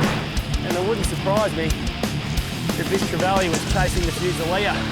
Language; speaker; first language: English; native; English